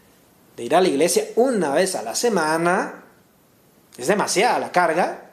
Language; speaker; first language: Spanish; native; Spanish